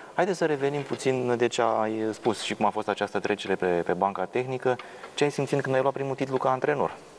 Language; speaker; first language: Romanian; native; Romanian